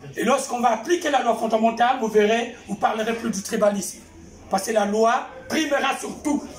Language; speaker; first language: French; non-native, local second language; Kongo